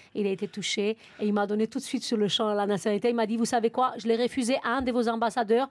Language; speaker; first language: French; non-native, fluent; Romanian